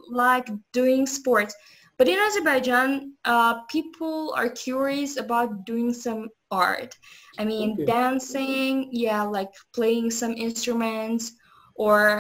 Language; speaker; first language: English; non-native, learner; Azerbaijani